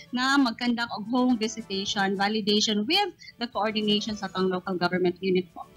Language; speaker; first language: Cebuano; native; Cebuano